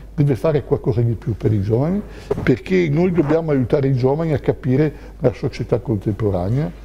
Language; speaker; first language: Italian; native; Italian